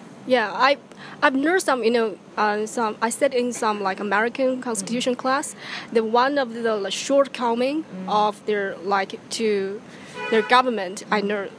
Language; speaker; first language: English; non-native, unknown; Chinese